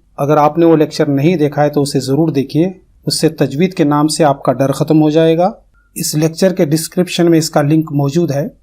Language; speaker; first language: Urdu; native; Urdu